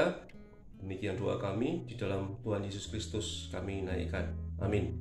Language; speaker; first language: Indonesian; native; Indonesian